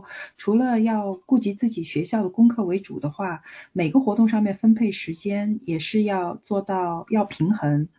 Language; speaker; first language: Chinese; native; Chinese